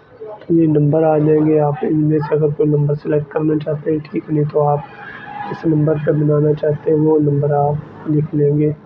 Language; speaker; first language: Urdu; non-native, local second language; Punjabi